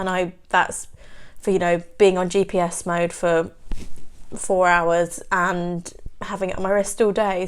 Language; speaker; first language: English; native; English